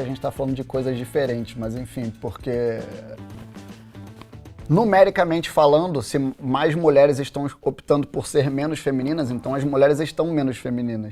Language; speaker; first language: Portuguese; native; Portuguese